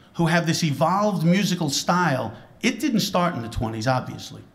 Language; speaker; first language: English; native; English